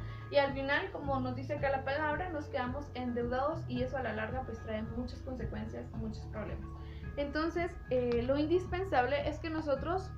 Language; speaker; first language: Spanish; native; Spanish